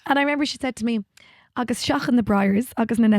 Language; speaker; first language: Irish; non-native, local second language; English